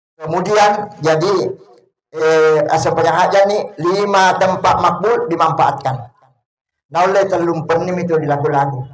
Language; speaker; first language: Indonesian; non-native, local second language; Buginese